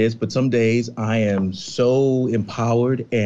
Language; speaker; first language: English; native; English